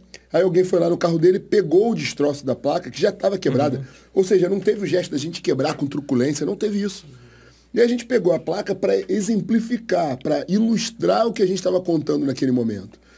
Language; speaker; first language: Portuguese; native; Portuguese